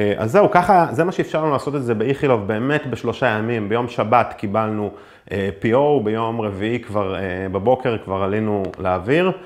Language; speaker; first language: Hebrew; native; Hebrew